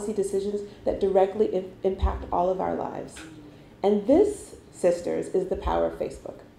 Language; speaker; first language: English; non-native, local second language; Igbo